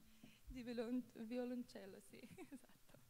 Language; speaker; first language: Italian; non-native, fluent; Russian